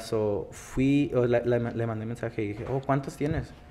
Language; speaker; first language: Spanish; early bilingual, heritage; Spanish